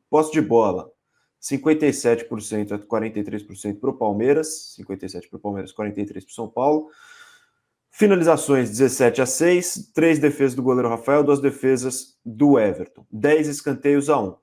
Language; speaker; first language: Portuguese; native; Portuguese